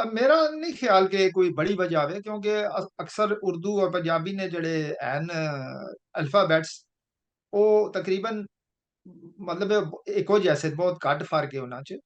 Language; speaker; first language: Urdu; non-native, local second language; Pahari-Potwari